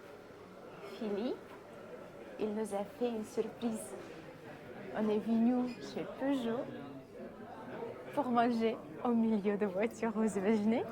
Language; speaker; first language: French; non-native, learner; Russian